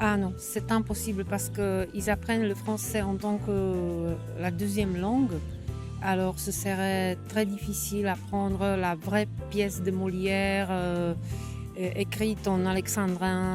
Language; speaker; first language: French; non-native, fluent; Czech